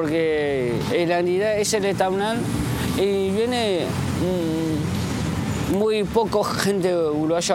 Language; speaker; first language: Spanish; non-native, learner; Chinese